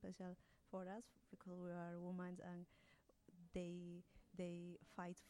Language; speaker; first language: English; non-native, learner; Spanish